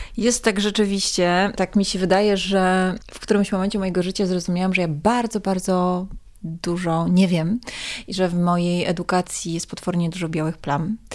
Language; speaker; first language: Polish; native; Polish